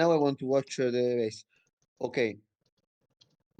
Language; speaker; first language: English; non-native, learner; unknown